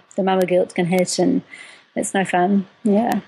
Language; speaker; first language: English; native; English